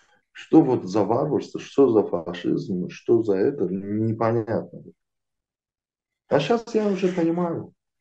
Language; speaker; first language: Russian; non-native, local second language; Azerbaijani